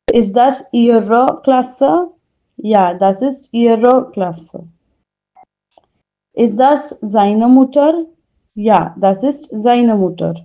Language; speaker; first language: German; non-native, fluent; Hindi